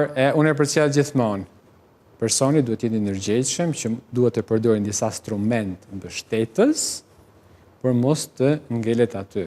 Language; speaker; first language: Albanian; native; Albanian